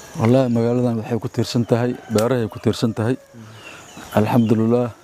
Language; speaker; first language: Somali; native; Somali